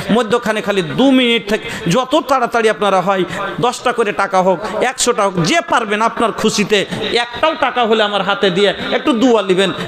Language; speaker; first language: Bangla; non-native, local second language; Bhojpuri